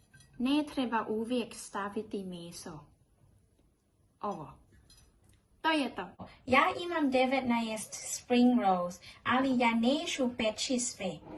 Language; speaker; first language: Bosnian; non-native, learner; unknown